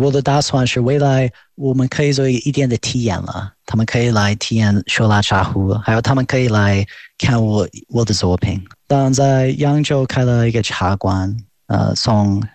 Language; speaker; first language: Chinese; non-native, fluent; English